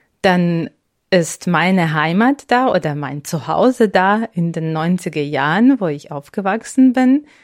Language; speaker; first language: German; non-native, fluent; Ukrainian